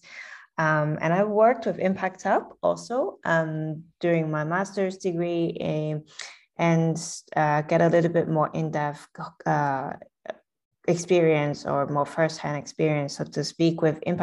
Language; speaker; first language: English; non-native, local second language; Cantonese